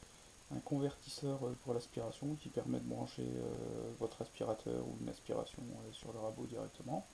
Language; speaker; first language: French; native; French